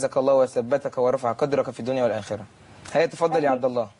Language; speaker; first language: Arabic; native; Arabic